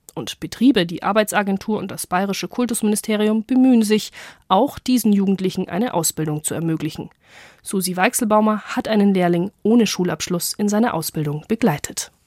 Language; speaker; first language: German; native; German